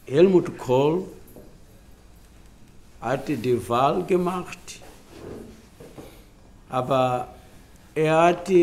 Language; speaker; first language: German; non-native, learner; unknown